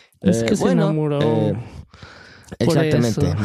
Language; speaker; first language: Spanish; early bilingual, other home language; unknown